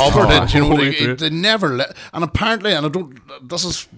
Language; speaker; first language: English; native; English